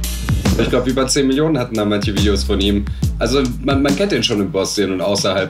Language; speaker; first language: German; native; German